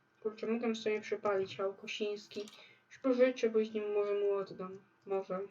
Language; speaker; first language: Polish; native; Polish